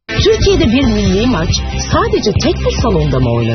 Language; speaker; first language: Turkish; native; Turkish